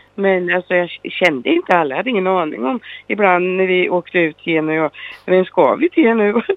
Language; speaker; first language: Swedish; native; Swedish